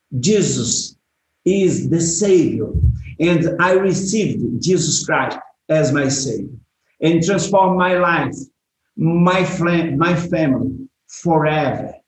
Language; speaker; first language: English; non-native, learner; Portuguese